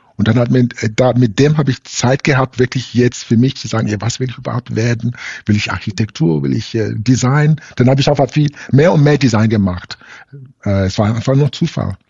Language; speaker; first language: German; non-native, fluent; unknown